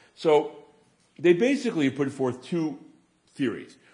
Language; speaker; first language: English; native; English